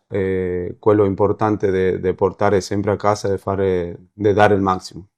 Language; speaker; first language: Italian; non-native, learner; Spanish